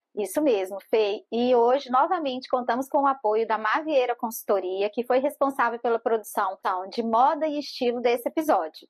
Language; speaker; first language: Portuguese; native; Portuguese